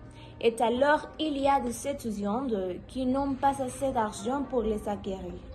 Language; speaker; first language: French; non-native, learner; Spanish